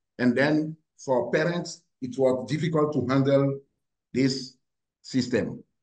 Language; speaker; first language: English; non-native, learner; Ewe